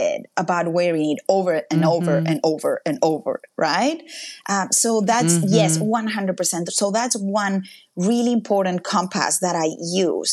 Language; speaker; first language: English; non-native, fluent; Spanish